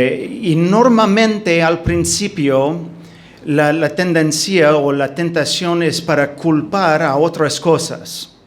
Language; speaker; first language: Spanish; non-native, fluent; English